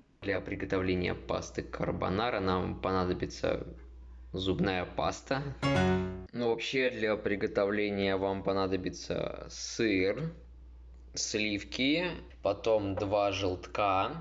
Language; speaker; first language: Russian; native; Russian